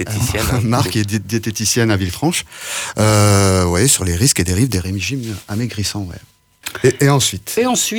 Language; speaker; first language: French; native; French